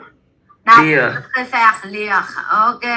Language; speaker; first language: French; non-native, fluent; Vietnamese